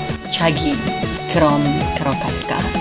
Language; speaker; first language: Korean; non-native, learner; Indonesian